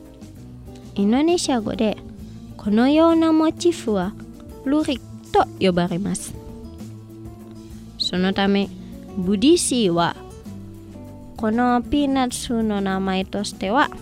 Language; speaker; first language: Japanese; non-native, fluent; Indonesian